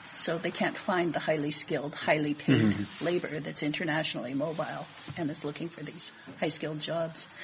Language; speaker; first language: English; native; English